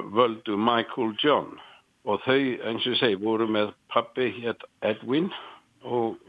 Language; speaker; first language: Icelandic; non-native, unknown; English